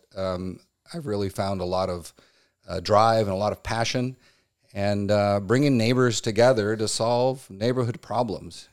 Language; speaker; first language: English; native; English